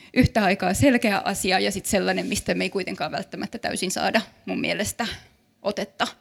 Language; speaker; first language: Finnish; native; Finnish